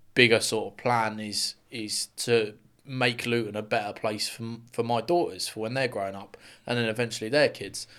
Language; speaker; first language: English; native; English